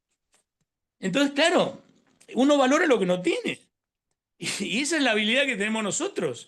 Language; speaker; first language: Spanish; native; Spanish